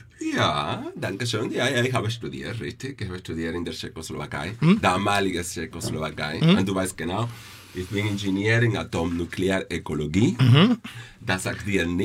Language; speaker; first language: German; non-native, fluent; Spanish